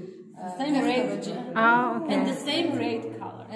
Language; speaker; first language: English; non-native, learner; Armenian